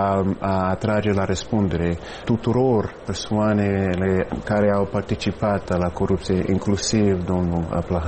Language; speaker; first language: Romanian; non-native, fluent; English